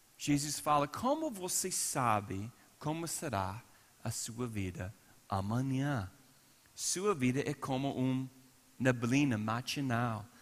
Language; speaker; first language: Portuguese; non-native, fluent; English